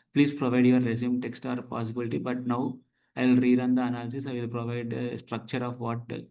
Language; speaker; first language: English; non-native, local second language; Telugu